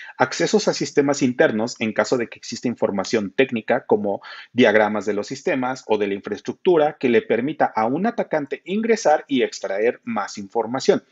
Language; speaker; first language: Spanish; native; Spanish